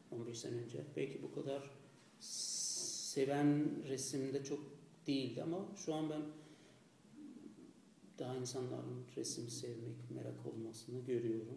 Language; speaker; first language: Turkish; non-native, fluent; Azerbaijani